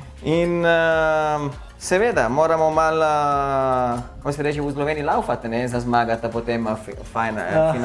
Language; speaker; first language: Slovenian; non-native, learner; Italian